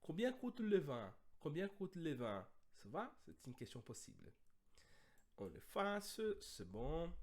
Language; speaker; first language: French; non-native, fluent; Portuguese